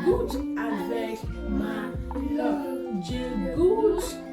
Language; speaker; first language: French; non-native, learner; Igbo